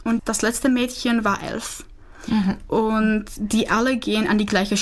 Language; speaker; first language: German; non-native, learner; Czech